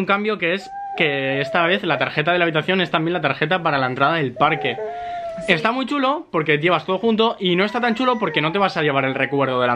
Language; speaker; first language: Spanish; native; Spanish